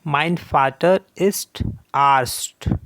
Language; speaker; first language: German; non-native, learner; Hindi